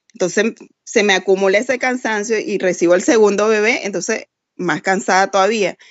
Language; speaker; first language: Spanish; native; Spanish